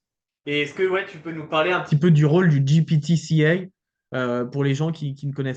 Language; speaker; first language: French; native; French